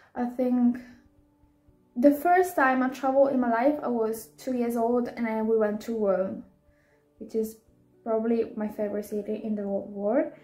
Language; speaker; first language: English; non-native, fluent; Italian